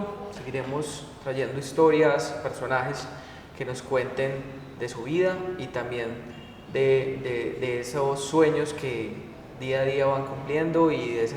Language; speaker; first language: Spanish; native; Spanish